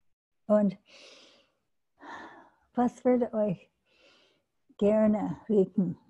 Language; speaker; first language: German; non-native, learner; English